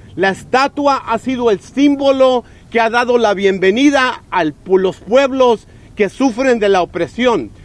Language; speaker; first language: Spanish; early bilingual, heritage; Spanish